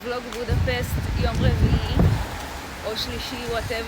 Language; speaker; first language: Hebrew; native; Hebrew